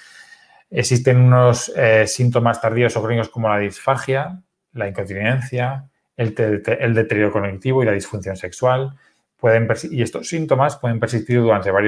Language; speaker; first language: Spanish; native; Spanish